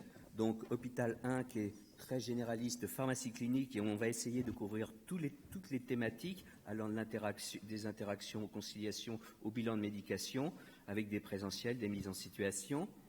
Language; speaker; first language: French; native; French